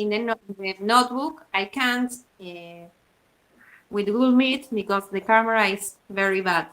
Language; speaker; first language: English; non-native, learner; Spanish